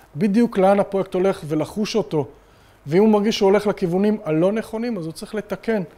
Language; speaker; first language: Hebrew; native; Hebrew